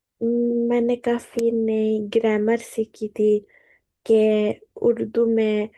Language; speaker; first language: Hindi; early bilingual, heritage; Hindi